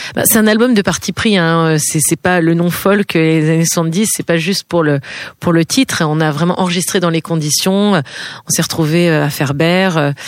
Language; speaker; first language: French; native; French